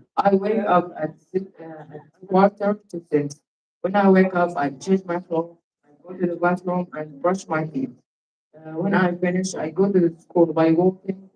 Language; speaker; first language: English; non-native, learner; Arabic